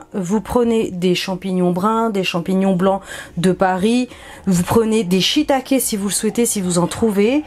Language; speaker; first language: French; native; French